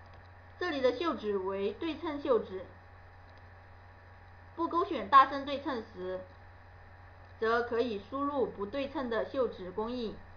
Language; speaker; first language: Chinese; native; Chinese